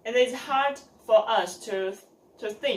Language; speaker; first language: English; non-native, learner; Chinese